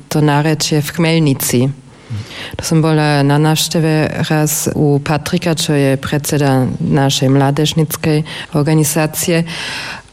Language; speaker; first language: Slovak; non-native, fluent; German